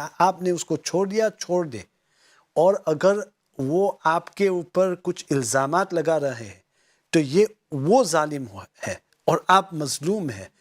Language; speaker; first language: Urdu; non-native, fluent; Gujarati